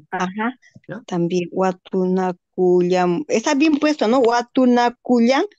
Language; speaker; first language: Spanish; native; Spanish